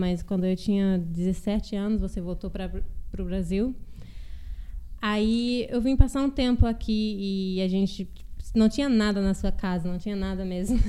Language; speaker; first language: Portuguese; early bilingual, heritage; Portuguese